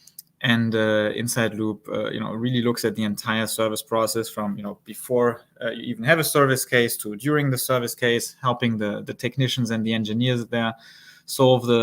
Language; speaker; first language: English; non-native, fluent; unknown